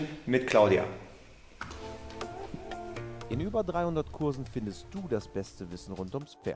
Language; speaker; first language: German; native; German